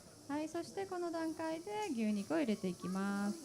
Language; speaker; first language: Japanese; native; Japanese